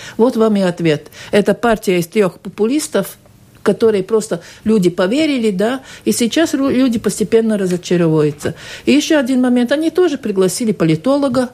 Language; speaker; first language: Russian; non-native, local second language; Latvian